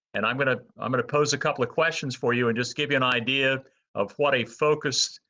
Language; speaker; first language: English; native; English